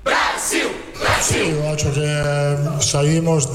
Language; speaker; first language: Portuguese; non-native, fluent; Italian